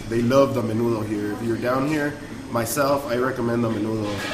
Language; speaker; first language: English; early bilingual, other home language; Spanish